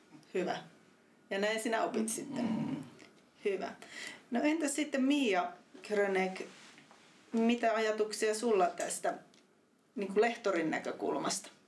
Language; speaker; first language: Finnish; native; Finnish